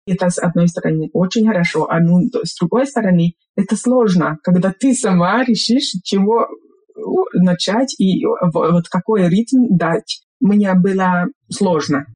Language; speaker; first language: Russian; non-native, fluent; Hungarian